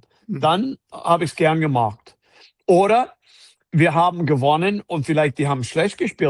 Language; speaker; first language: German; non-native, fluent; English